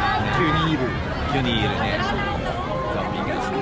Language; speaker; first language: Japanese; non-native, fluent; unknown